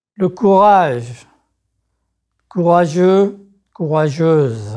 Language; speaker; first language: French; native; French